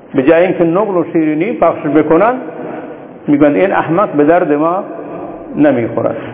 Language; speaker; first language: Persian; non-native, local second language; Baluchi